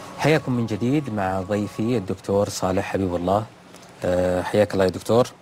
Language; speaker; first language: Arabic; native; Arabic